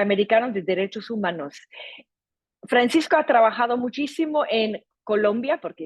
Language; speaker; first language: Spanish; non-native, fluent; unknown